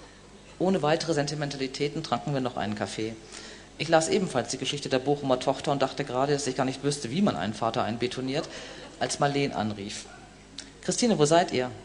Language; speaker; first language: German; native; German